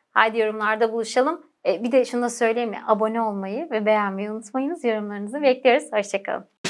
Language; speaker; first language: Turkish; native; Turkish